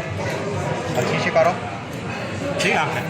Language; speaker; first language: Italian; non-native, learner; Filipino